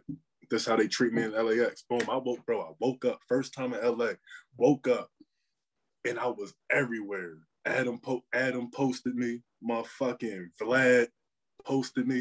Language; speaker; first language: English; native; English